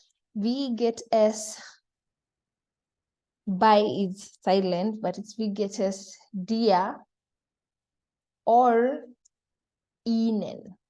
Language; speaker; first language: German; non-native, fluent; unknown